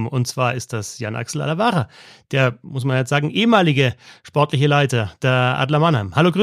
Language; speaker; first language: German; native; German